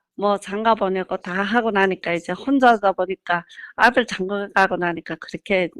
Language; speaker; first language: Korean; early bilingual, heritage; Korean